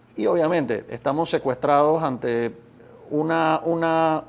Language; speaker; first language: Spanish; native; Spanish